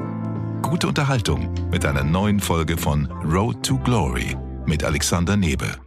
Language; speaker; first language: German; native; German